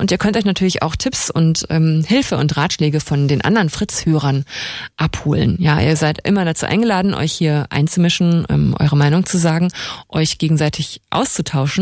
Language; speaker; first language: German; native; German